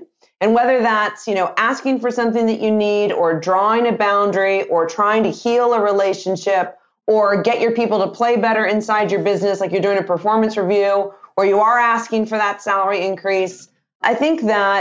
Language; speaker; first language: English; native; English